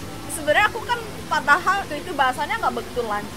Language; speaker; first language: Indonesian; non-native, fluent; Korean